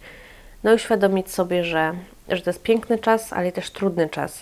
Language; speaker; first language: Polish; native; Polish